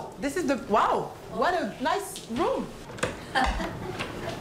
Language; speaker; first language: Korean; non-native, learner; French